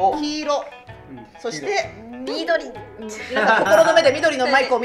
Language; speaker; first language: Japanese; native; Japanese